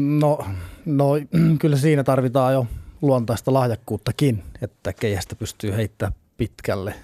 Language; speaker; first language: Finnish; native; Finnish